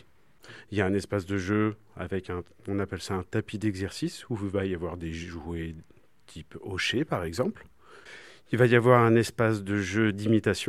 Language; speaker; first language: French; native; French